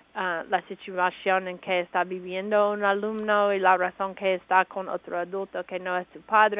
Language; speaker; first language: Spanish; non-native, learner; English